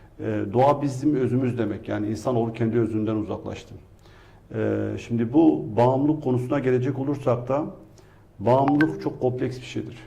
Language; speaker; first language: Turkish; non-native, local second language; Kurdish